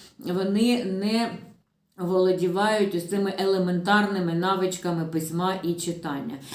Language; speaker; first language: Ukrainian; non-native, local second language; Russian